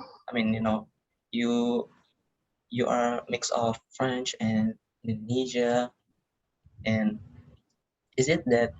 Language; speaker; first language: English; non-native, learner; Indonesian